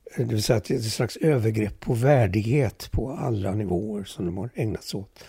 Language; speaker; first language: Swedish; early bilingual, other home language; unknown